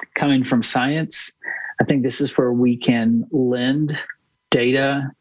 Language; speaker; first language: English; native; English